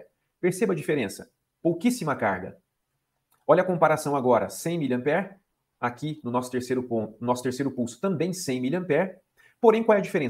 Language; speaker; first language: Portuguese; native; Portuguese